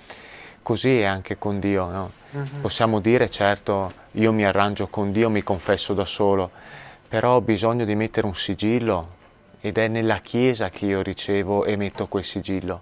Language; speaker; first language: Italian; native; Italian